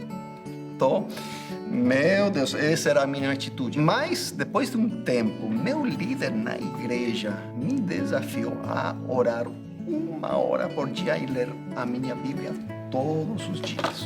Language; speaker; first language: Portuguese; non-native, fluent; English